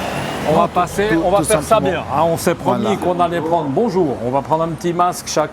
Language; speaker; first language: French; native; French